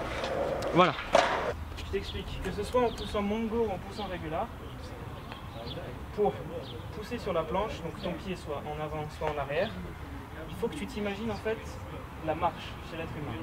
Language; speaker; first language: French; native; French